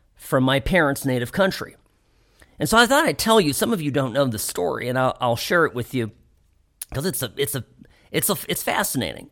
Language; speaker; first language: English; native; English